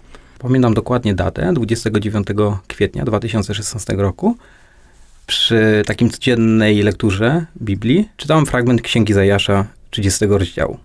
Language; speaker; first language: Polish; native; Polish